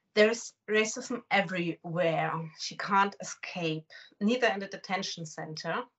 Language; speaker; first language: English; non-native, fluent; German